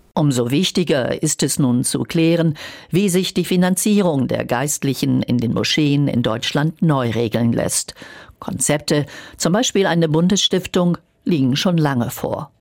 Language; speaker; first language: German; native; German